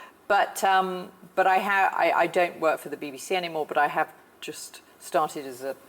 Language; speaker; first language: English; native; English